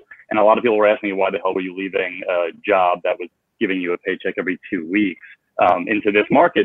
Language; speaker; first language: English; native; English